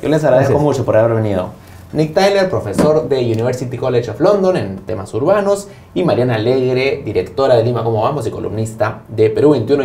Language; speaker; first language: Spanish; native; Spanish